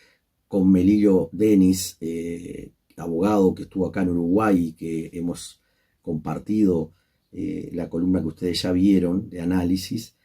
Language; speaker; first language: Spanish; native; Spanish